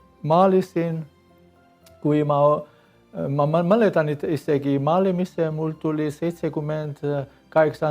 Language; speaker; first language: Estonian; non-native, learner; Armenian